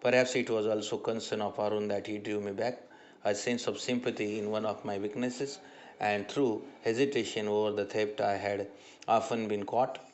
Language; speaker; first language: English; non-native, local second language; Marathi